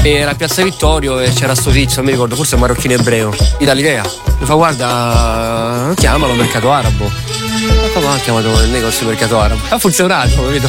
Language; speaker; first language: Italian; early bilingual, other home language; Arabic